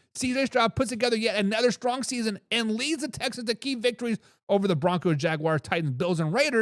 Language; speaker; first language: English; native; English